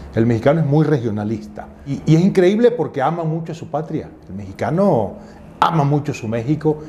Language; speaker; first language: Spanish; native; Spanish